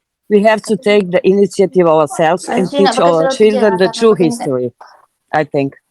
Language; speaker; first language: English; non-native, fluent; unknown